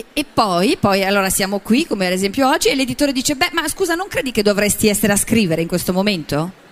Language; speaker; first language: Italian; native; Italian